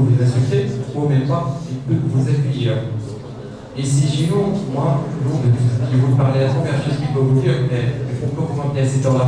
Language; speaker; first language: French; non-native, local second language; Arabic